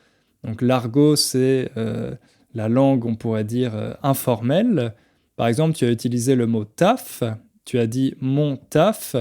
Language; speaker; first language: French; native; French